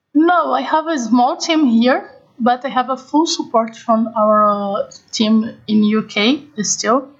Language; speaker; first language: English; non-native, fluent; Portuguese